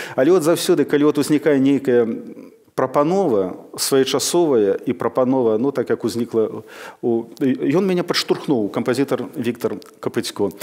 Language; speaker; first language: Russian; non-native, local second language; Belarusian